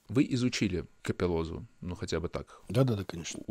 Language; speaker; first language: Russian; native; Russian